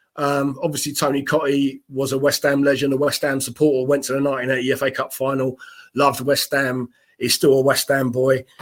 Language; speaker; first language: English; native; English